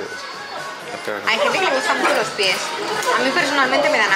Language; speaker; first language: Spanish; native; Spanish